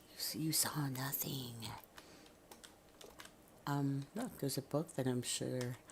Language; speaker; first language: English; native; English